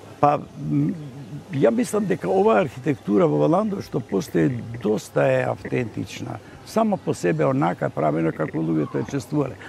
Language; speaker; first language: Macedonian; native; Macedonian